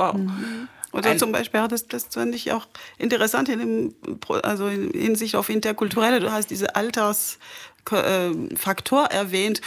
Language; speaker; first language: German; non-native, fluent; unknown